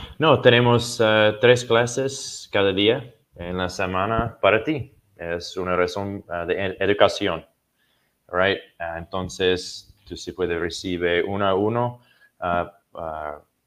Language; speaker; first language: Spanish; non-native, learner; English